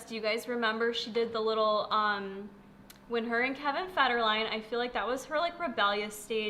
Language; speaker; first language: English; native; English